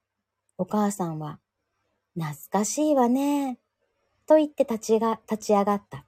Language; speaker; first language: Japanese; native; Japanese